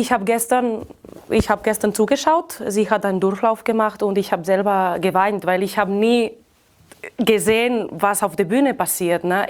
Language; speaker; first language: German; non-native, fluent; Catalan